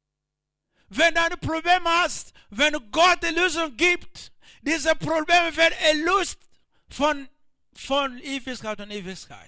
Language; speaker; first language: German; non-native, learner; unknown